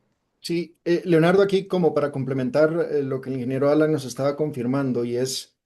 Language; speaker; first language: Spanish; native; Spanish